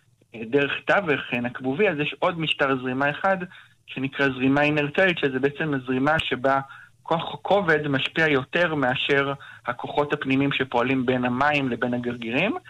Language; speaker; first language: Hebrew; native; Hebrew